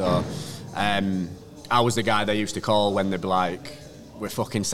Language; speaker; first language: English; native; English